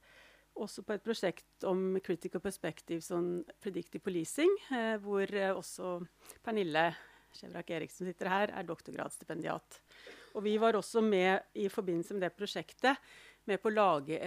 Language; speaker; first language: Norwegian; native; Norwegian